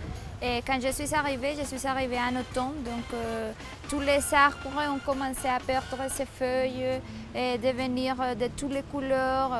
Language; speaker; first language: French; non-native, fluent; Spanish